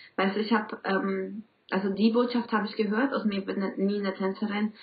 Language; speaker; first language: German; non-native, fluent; Spanish